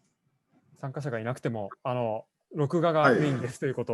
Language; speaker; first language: Japanese; native; Japanese